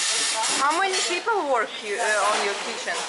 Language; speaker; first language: English; non-native, fluent; Russian